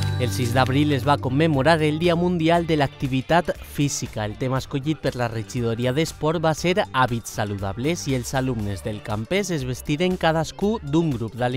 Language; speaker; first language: Catalan; native; Catalan